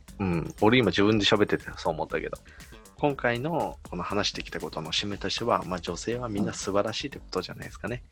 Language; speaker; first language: Japanese; native; Japanese